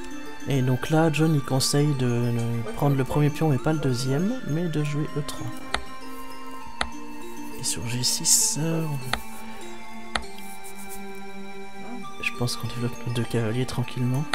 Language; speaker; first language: French; native; French